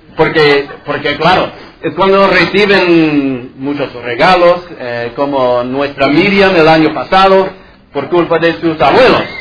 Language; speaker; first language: Spanish; non-native, fluent; English